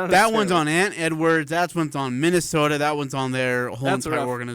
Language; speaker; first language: English; native; English